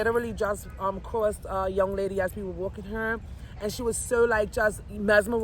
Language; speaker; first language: English; native; English